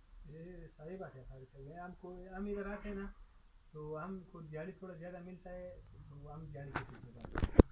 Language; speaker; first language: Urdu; non-native, local second language; Pashto